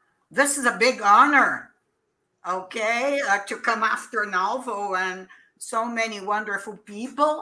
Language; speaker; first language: English; non-native, fluent; Portuguese